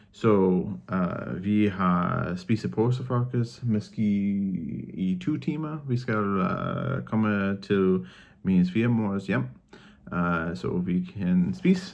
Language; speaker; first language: Danish; non-native, learner; English